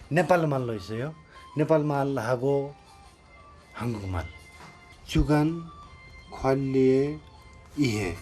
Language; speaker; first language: Korean; non-native, learner; Nepali